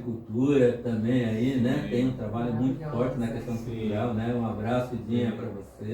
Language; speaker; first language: Portuguese; native; Portuguese